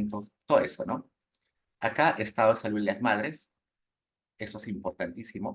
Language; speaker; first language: Spanish; native; Spanish